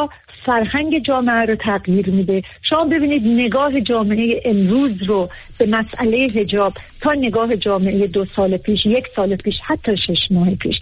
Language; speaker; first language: Persian; native; Persian